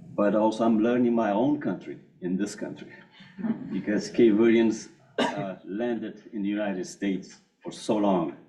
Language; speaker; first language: English; non-native, fluent; Portuguese